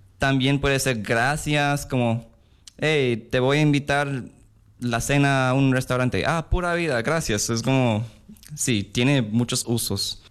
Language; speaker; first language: Spanish; non-native, fluent; English